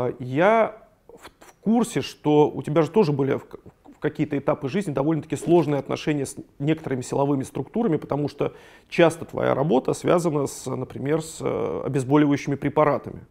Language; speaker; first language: Russian; native; Russian